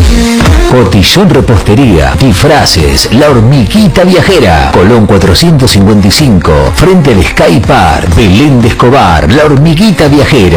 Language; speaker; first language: Spanish; native; Spanish